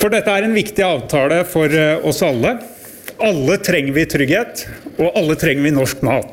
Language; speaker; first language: Norwegian; native; Norwegian